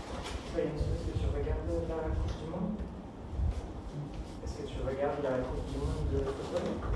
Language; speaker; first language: French; non-native, fluent; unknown